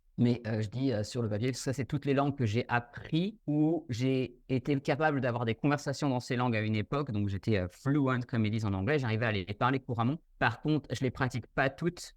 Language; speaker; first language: French; native; French